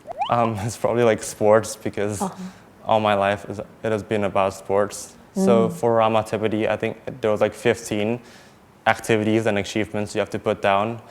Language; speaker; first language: English; early bilingual, other home language; Thai